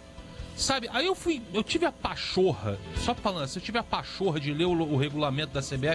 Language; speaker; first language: Portuguese; native; Portuguese